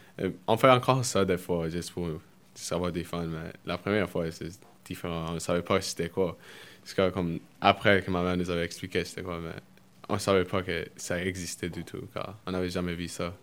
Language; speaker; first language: French; early bilingual, other home language; Spanish